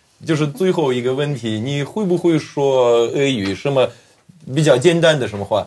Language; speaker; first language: Russian; native; Russian